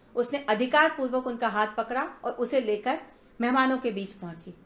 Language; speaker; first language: Hindi; native; Hindi